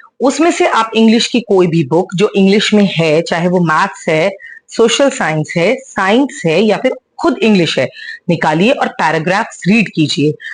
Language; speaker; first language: Hindi; native; Hindi